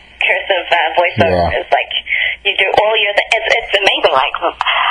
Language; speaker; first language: English; native; English